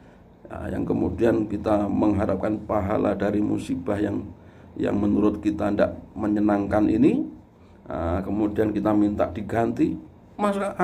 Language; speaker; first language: Indonesian; non-native, local second language; Javanese